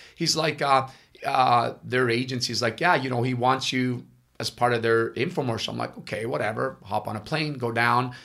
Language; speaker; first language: English; non-native, fluent; Italian